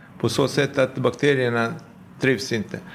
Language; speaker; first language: Swedish; non-native, fluent; Bosnian